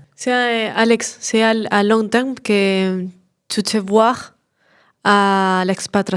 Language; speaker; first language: French; non-native, learner; Spanish